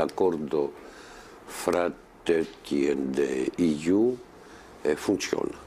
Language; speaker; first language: Italian; non-native, fluent; Greek